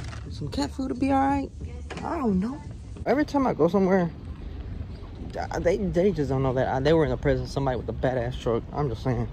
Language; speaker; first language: English; early bilingual, other home language; Spanish